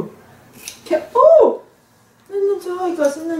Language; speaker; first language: Chinese; native; Chinese